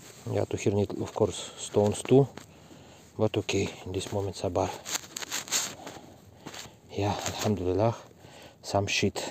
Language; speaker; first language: English; non-native, learner; Russian